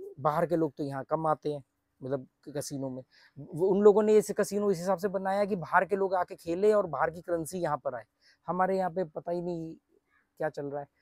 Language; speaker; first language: Hindi; native; Hindi